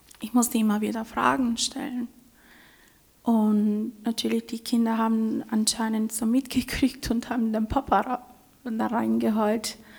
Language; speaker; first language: German; non-native, fluent; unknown